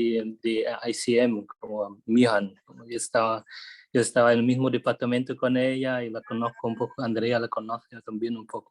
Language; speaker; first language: Spanish; non-native, fluent; Vietnamese